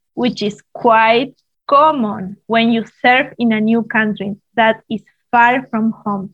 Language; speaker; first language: English; non-native, fluent; Spanish